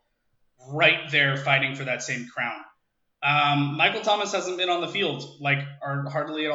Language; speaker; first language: English; native; English